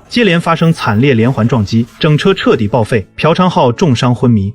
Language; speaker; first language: Chinese; native; Chinese